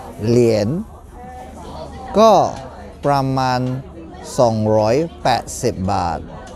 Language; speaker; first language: Thai; non-native, fluent; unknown